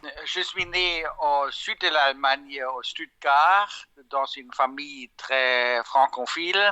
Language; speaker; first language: French; non-native, fluent; German